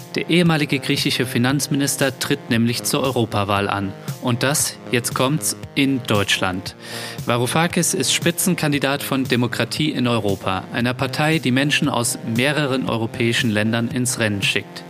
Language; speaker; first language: German; native; German